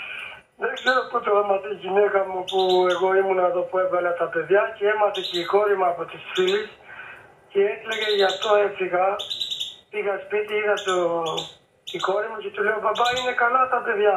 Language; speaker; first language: Greek; non-native, fluent; Albanian